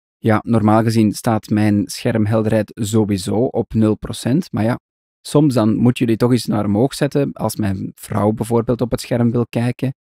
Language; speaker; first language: Dutch; native; Dutch